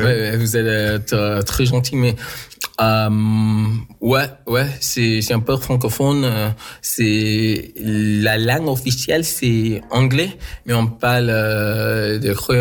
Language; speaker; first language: French; non-native, local second language; English